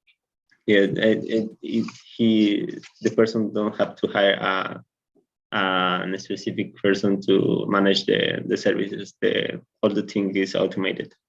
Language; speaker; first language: English; non-native, learner; Spanish